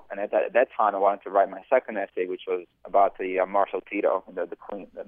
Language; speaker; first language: English; early bilingual, other home language; Bosnian